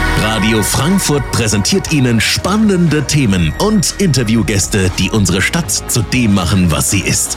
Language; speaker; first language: German; native; German